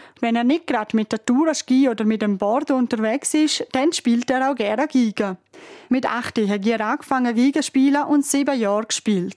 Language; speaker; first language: German; native; German